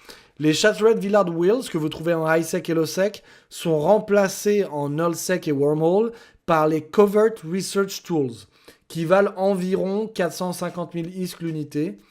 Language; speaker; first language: French; native; French